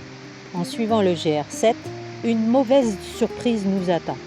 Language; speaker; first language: French; native; French